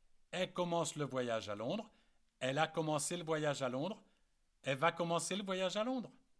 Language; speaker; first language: French; native; French